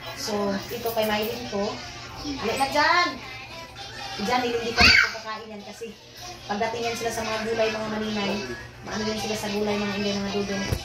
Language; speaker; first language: Filipino; non-native, local second language; Cebuano